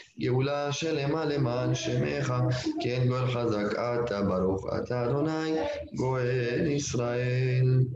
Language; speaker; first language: Hebrew; non-native, fluent; Spanish